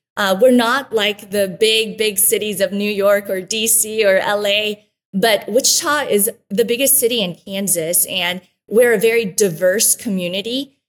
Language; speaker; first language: English; early bilingual, other home language; Spanish